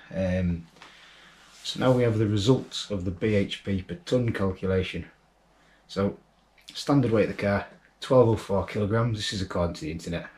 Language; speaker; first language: English; native; English